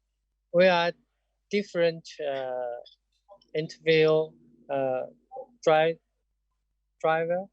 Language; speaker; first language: English; non-native, learner; Chinese